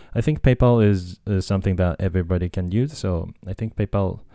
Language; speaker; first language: English; non-native, fluent; Japanese